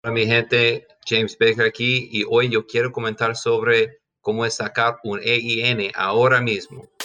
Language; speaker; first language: Spanish; non-native, fluent; English